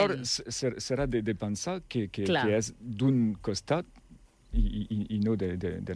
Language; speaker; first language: Catalan; non-native, learner; French